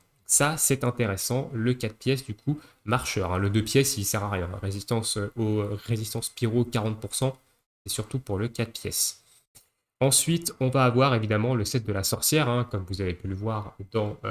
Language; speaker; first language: French; native; French